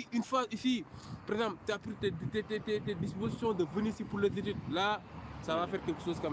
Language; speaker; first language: French; non-native, local second language; Wolof